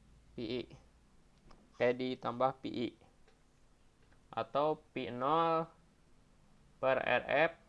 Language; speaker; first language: Indonesian; native; Indonesian